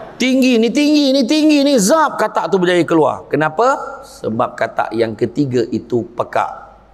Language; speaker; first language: Malay; native; Malay